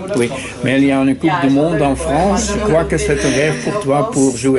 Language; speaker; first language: French; non-native, learner; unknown